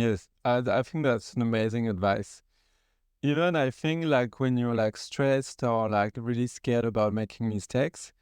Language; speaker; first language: English; non-native, fluent; French